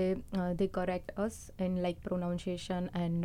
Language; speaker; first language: English; non-native, local second language; Gujarati